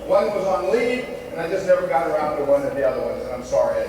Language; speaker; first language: English; native; English